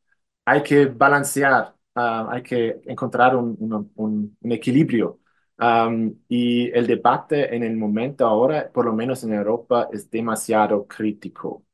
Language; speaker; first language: Spanish; non-native, fluent; German